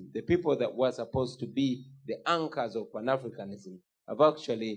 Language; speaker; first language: English; non-native, local second language; Ganda